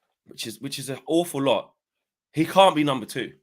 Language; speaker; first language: English; native; English